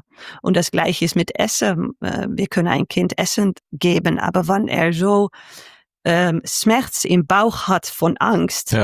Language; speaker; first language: German; non-native, fluent; Dutch